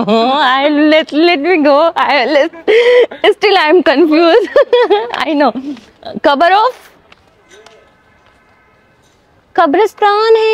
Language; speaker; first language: English; non-native, learner; Hindi